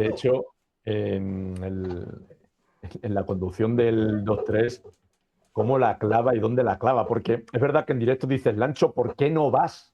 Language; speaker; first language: Spanish; native; Spanish